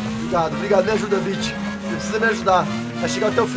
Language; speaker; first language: Portuguese; native; Portuguese